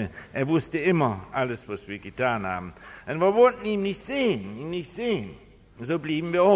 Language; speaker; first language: German; non-native, fluent; English